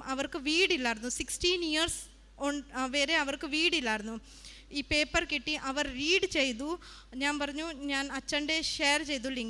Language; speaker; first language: Malayalam; early bilingual, heritage; Malayalam